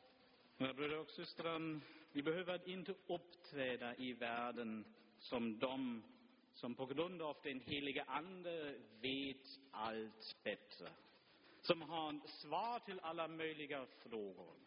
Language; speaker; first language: Swedish; non-native, fluent; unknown